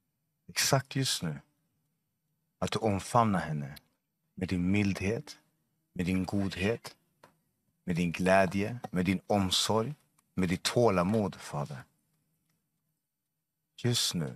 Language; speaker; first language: Swedish; non-native, fluent; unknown